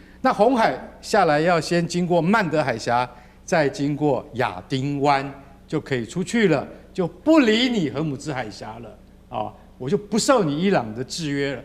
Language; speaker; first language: Chinese; native; Chinese